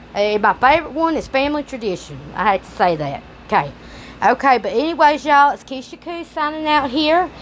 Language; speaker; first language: English; native; English